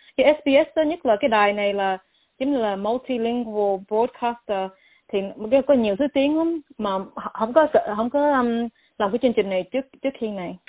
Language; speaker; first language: Vietnamese; early bilingual, heritage; Vietnamese